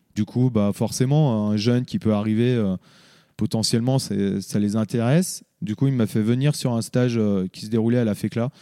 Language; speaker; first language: French; native; French